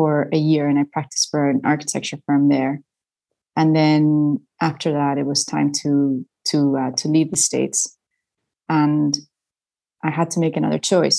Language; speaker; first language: English; non-native, fluent; Spanish